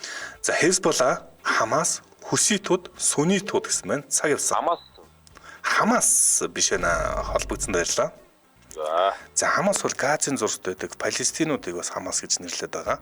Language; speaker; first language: Mongolian; native; Mongolian